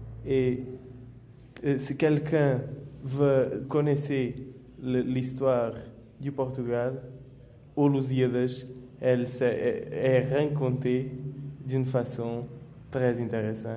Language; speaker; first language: French; non-native, learner; Portuguese